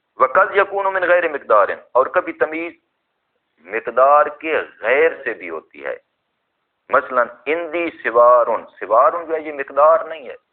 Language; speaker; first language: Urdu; non-native, local second language; Punjabi